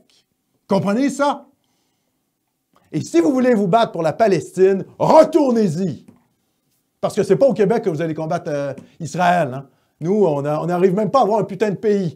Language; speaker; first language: French; native; French